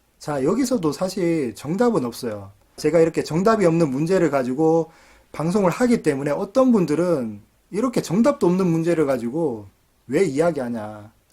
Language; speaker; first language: Korean; native; Korean